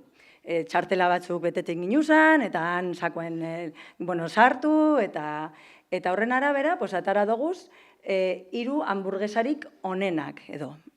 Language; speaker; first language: Basque; native; Basque